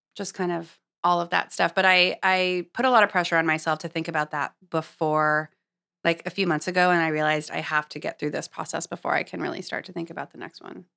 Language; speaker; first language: English; native; English